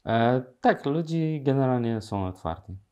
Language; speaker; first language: Polish; non-native, learner; Arabic